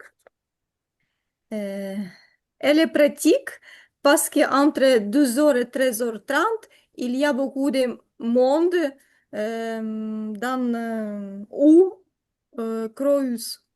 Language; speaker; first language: French; non-native, learner; Ukrainian